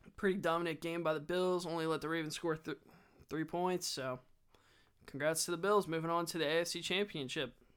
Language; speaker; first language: English; native; English